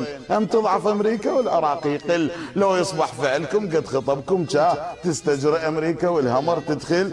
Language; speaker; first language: Arabic; native; Arabic